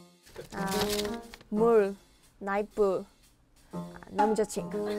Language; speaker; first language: Korean; non-native, learner; Japanese